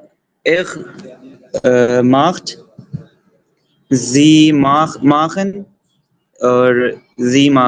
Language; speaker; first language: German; non-native, learner; Urdu